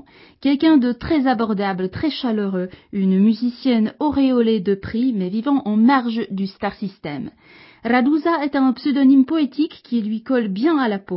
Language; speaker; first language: French; native; French